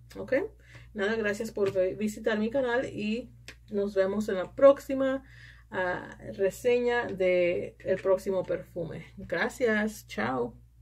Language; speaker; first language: Spanish; early bilingual, heritage; Spanish